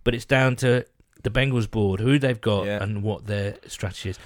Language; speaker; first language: English; native; English